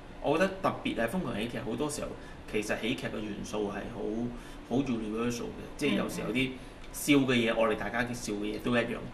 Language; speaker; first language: Cantonese; native; Cantonese